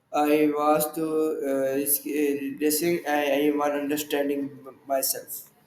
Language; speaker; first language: English; non-native, learner; Urdu